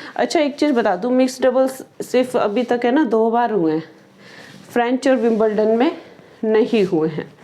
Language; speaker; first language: Hindi; native; Hindi